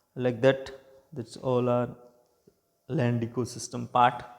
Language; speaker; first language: English; non-native, local second language; Gujarati